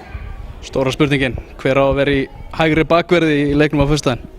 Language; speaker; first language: Icelandic; native; Icelandic